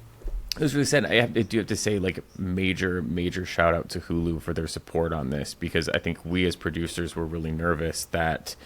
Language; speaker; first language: English; native; English